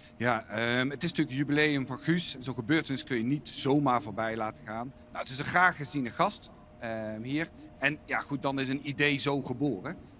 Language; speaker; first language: Dutch; native; Dutch